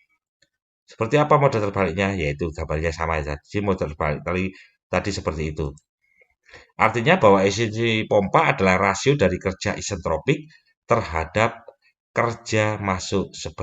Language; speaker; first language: Indonesian; native; Indonesian